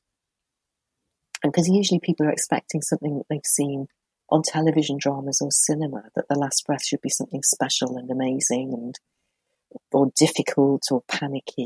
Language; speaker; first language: English; native; English